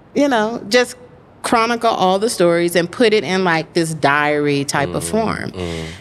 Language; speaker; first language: English; native; English